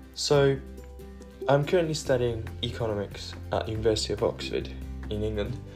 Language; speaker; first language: English; non-native, fluent; Japanese